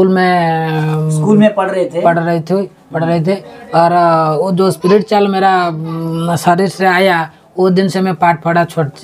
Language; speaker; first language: Hindi; non-native, local second language; Odia